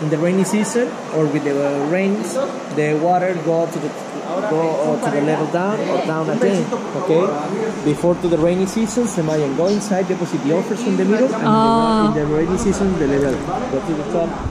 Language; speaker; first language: English; non-native, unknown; Spanish